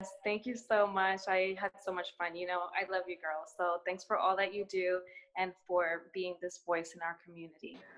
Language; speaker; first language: English; early bilingual, other home language; Spanish